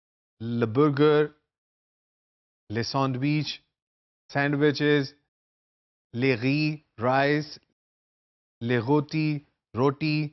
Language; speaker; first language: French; non-native, fluent; Urdu